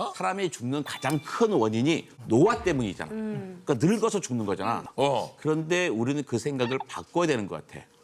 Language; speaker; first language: Korean; native; Korean